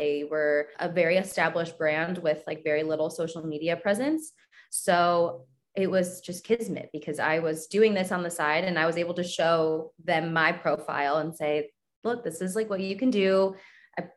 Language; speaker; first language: English; native; English